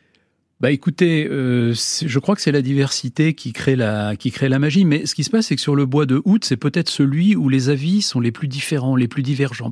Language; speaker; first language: French; native; French